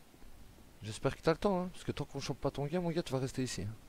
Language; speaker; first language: French; native; French